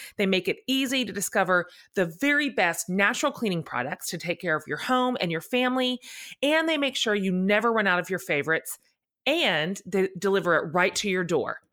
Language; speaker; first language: English; native; English